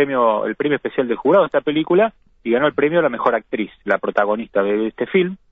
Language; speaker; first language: Spanish; native; Spanish